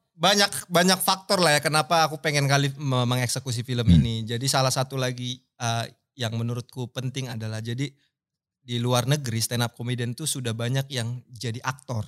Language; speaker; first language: Indonesian; native; Indonesian